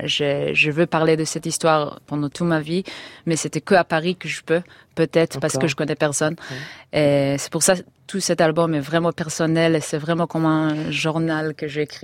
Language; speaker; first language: French; non-native, learner; Hebrew